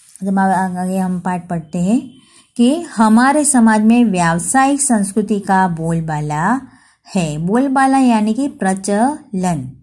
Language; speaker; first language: Hindi; non-native, local second language; Gujarati